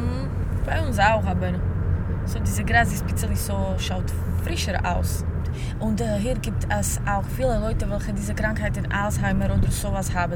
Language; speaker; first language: German; non-native, learner; Slovak